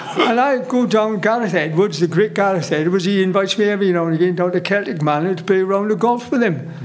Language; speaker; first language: English; native; English